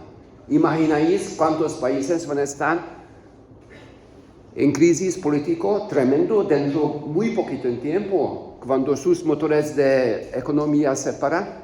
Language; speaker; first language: Spanish; non-native, learner; Hungarian